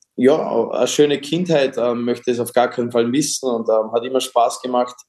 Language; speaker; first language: German; native; German